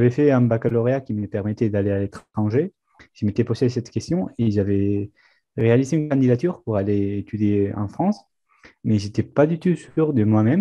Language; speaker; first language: French; non-native, fluent; Spanish